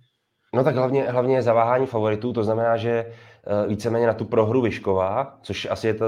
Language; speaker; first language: Czech; native; Czech